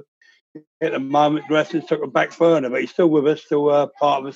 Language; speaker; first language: English; native; English